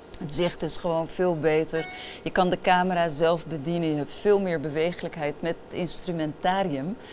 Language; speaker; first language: Dutch; early bilingual, other home language; Arabic